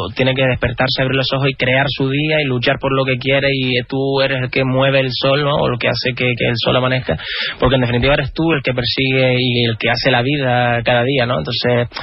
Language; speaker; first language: Spanish; native; Spanish